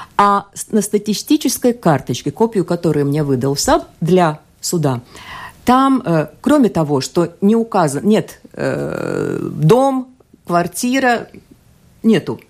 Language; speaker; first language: Russian; non-native, local second language; Latvian